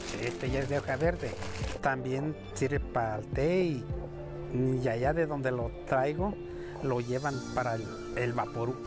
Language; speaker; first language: Spanish; native; Spanish